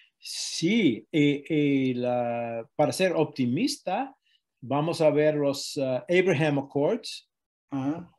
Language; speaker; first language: Spanish; non-native, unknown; English